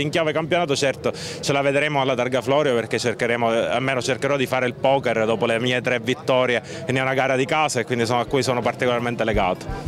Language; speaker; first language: Italian; native; Italian